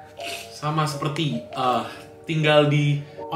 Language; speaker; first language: Indonesian; native; Indonesian